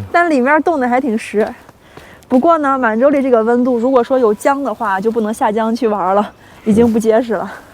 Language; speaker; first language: Chinese; native; Chinese